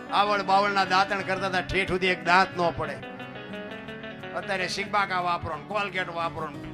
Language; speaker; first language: Gujarati; native; Gujarati